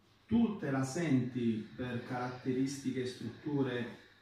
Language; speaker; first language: Italian; native; Italian